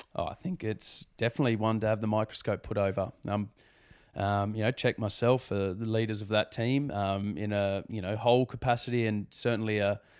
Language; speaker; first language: English; native; English